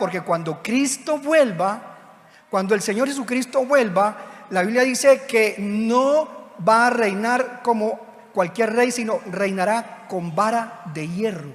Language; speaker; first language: Spanish; native; Spanish